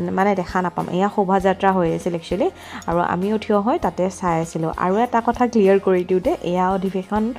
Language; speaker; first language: Assamese; non-native, local second language; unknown